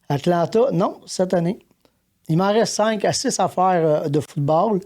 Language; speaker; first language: French; native; French